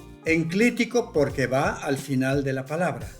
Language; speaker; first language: Spanish; non-native, local second language; Quechua